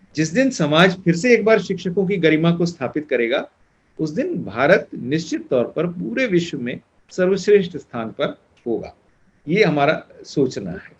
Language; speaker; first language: Hindi; non-native, local second language; Marathi